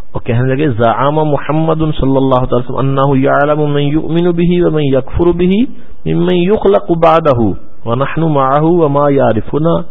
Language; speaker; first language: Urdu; non-native, local second language; Punjabi